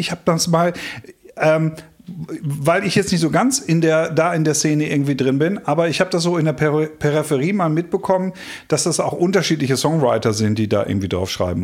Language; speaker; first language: German; native; German